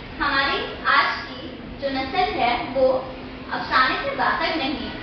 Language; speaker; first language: Urdu; native; Urdu